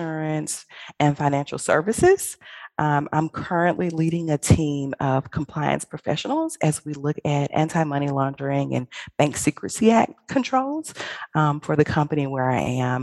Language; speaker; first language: English; native; English